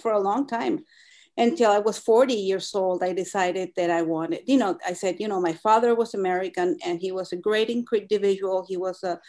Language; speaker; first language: English; non-native, fluent; Spanish